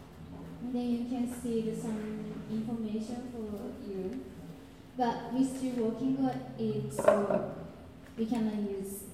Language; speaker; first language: English; non-native, learner; Japanese